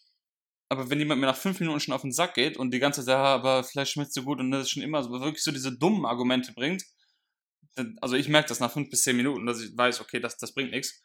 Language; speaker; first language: German; native; German